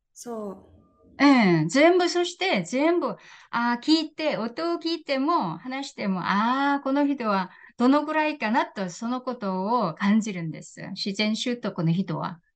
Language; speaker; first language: Japanese; non-native, fluent; Korean